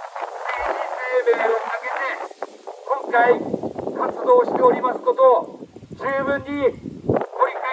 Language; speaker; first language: Japanese; native; Japanese